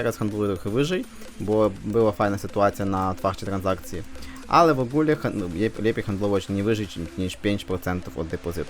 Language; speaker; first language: Polish; non-native, fluent; Ukrainian